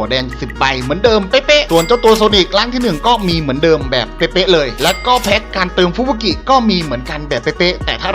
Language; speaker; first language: Thai; native; Thai